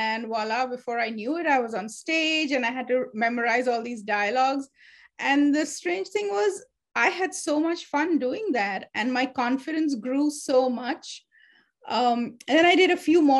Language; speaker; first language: English; non-native, local second language; Hindi